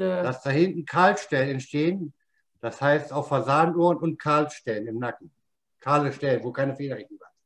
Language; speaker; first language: German; native; German